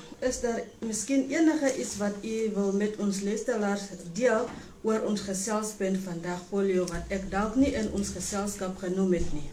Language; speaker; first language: Afrikaans; non-native, local second language; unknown